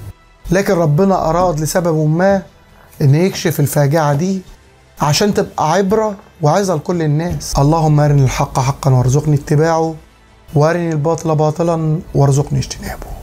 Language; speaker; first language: Arabic; native; Arabic